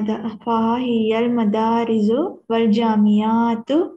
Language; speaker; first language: Arabic; non-native, learner; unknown